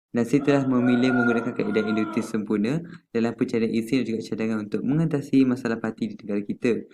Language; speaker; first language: Malay; non-native, local second language; Tamil